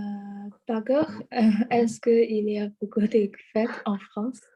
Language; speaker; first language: French; non-native, learner; Chinese